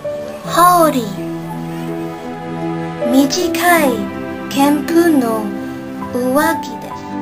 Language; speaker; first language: Japanese; non-native, learner; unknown